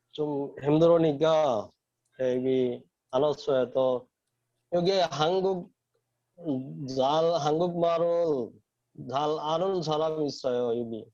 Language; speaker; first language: Korean; non-native, learner; Bangla